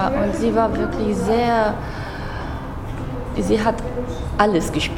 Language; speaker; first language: German; non-native, learner; Russian